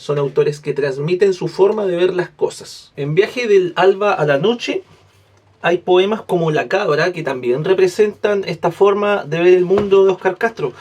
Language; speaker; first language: Spanish; native; Spanish